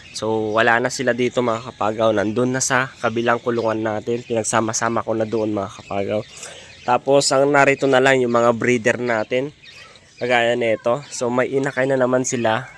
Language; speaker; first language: Filipino; native; Filipino